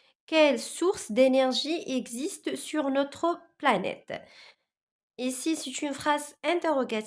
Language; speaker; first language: French; non-native, local second language; Arabic